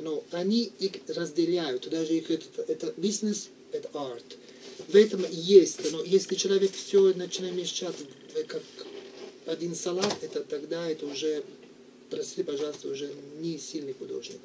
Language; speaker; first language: Russian; non-native, fluent; Italian